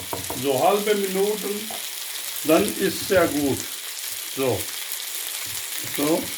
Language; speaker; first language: German; non-native, learner; Urdu